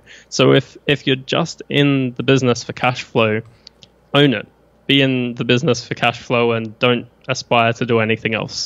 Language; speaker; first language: English; native; English